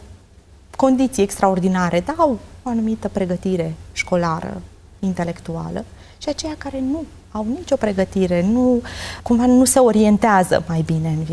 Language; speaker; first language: Romanian; native; Romanian